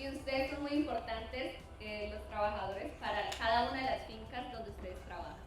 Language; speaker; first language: Spanish; native; Spanish